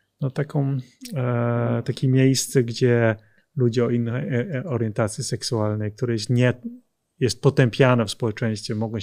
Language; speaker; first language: Polish; non-native, fluent; Dutch